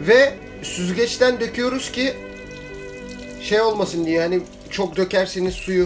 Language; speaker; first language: Turkish; native; Turkish